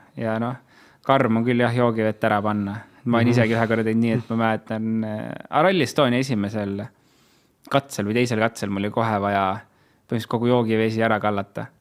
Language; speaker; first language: Estonian; native; Estonian